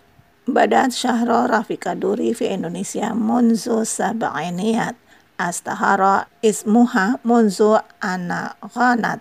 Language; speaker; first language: Arabic; non-native, fluent; Indonesian